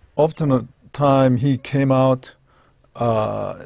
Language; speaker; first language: English; non-native, learner; Korean